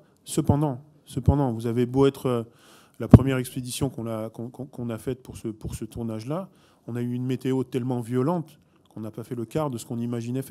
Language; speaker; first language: French; native; French